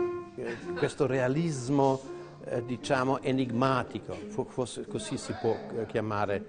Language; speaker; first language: Italian; non-native, fluent; German